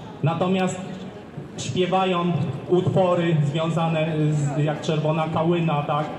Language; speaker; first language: Polish; native; Polish